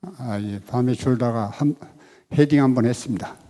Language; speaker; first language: Korean; native; Korean